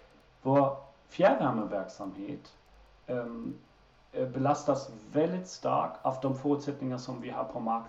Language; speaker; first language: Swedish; non-native, fluent; German